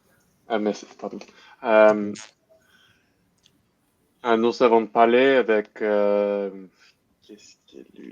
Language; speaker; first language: French; non-native, learner; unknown